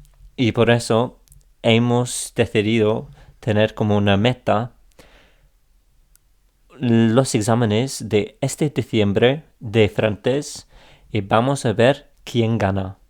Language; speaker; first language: Spanish; non-native, fluent; English